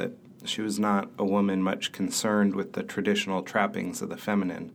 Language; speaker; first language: English; native; English